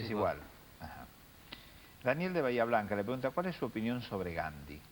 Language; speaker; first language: Spanish; native; Spanish